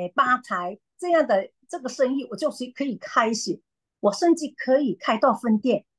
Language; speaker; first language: Chinese; non-native, local second language; Cantonese